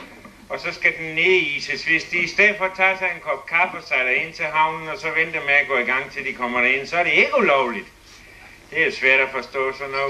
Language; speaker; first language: Danish; native; Danish